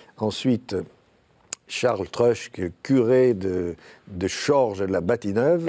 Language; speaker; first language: French; native; French